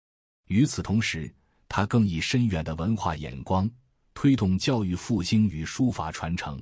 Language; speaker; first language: Chinese; native; Chinese